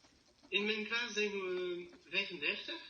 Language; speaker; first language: Dutch; non-native, learner; French